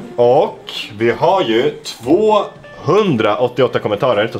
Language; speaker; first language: Swedish; native; Swedish